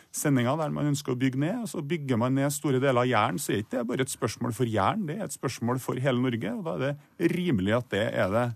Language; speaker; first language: Norwegian; native; Norwegian